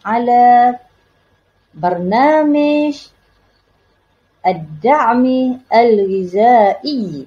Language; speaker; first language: Arabic; non-native, learner; Malay